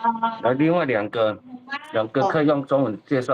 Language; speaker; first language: Chinese; native; Chinese